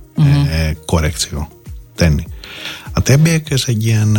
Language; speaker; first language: Hungarian; non-native, fluent; Greek